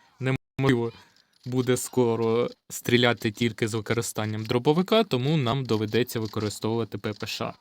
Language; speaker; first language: Ukrainian; non-native, local second language; Russian